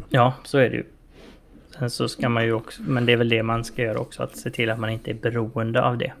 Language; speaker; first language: Swedish; native; Swedish